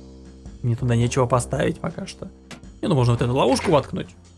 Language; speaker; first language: Russian; native; Russian